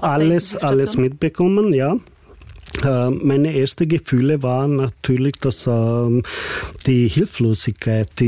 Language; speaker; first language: German; non-native, fluent; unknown